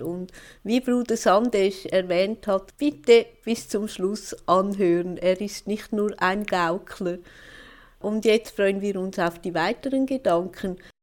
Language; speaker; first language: German; native; German